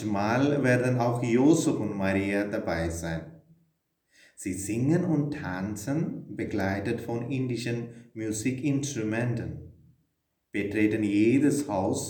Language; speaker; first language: German; non-native, fluent; Malayalam